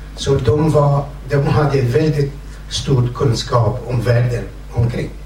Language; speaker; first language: Swedish; non-native, fluent; Kurdish